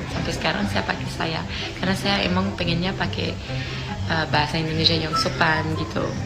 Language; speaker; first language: Indonesian; non-native, fluent; French